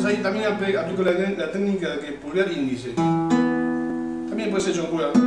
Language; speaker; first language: Spanish; native; Spanish